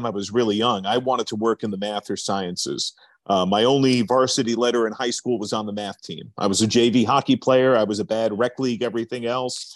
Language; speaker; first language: English; native; English